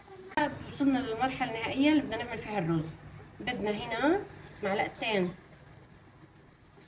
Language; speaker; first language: Arabic; native; Arabic